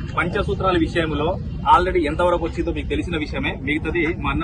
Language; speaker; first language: Telugu; native; Telugu